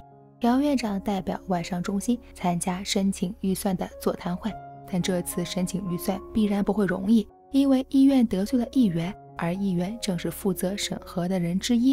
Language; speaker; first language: Chinese; native; Chinese